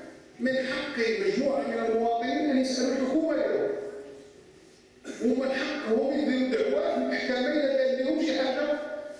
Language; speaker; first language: Arabic; native; Arabic